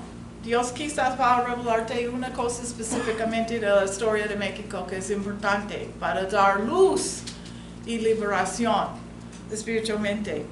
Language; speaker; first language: Spanish; non-native, fluent; English